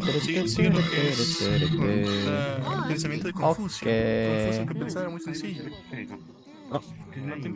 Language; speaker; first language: Spanish; native; Spanish